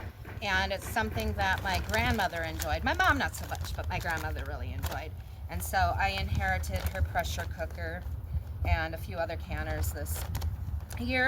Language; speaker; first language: English; native; English